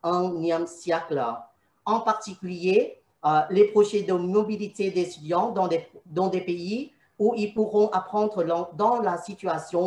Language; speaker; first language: French; non-native, fluent; Thai